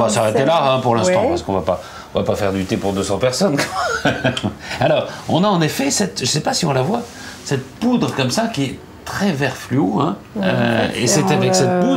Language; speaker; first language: French; native; French